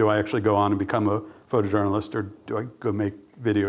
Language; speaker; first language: English; native; English